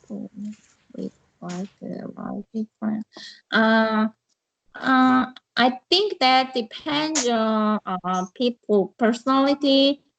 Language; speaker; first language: English; non-native, learner; Korean